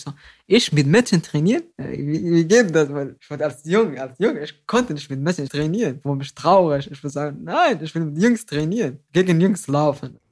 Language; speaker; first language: German; non-native, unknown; Somali